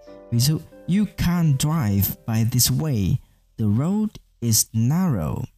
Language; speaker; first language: English; non-native, fluent; Vietnamese